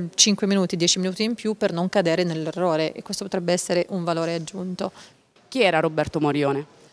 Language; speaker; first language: Italian; non-native, fluent; Hebrew